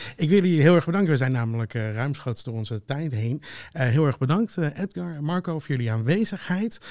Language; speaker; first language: Dutch; native; Dutch